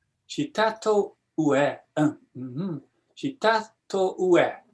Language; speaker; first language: Japanese; non-native, learner; English